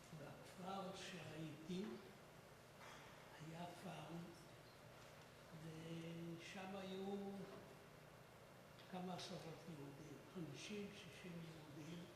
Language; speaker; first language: Hebrew; non-native, fluent; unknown